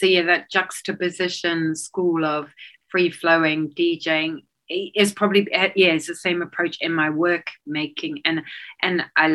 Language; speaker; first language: English; native; English